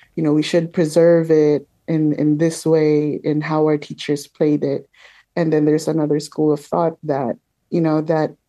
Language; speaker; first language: English; non-native, local second language; Filipino